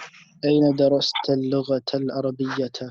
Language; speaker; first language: Arabic; non-native, learner; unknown